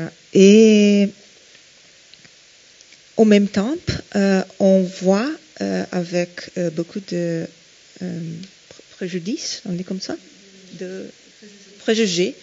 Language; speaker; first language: French; non-native, fluent; Portuguese